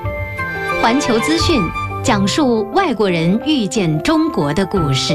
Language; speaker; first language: Chinese; native; Chinese